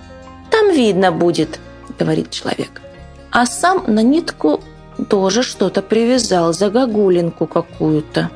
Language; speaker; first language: Russian; native; Russian